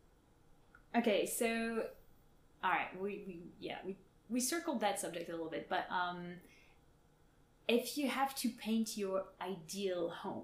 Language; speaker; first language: English; non-native, fluent; French